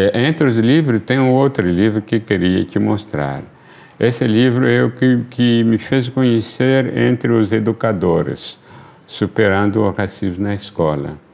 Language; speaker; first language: Portuguese; non-native, fluent; Luba-Lulua